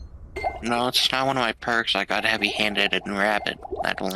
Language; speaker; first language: English; native; English